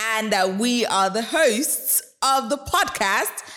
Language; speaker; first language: English; non-native, local second language; Yoruba